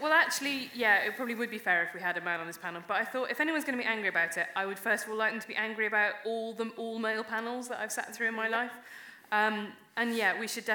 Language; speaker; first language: English; native; English